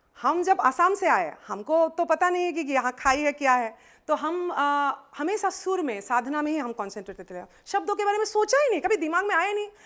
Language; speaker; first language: Hindi; non-native, local second language; Assamese